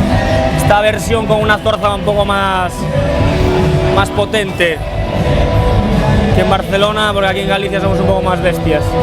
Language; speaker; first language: Spanish; native; Spanish